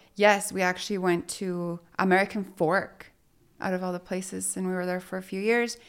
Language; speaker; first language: English; early bilingual, other home language; Spanish